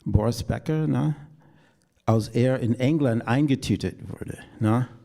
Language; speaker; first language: German; non-native, fluent; English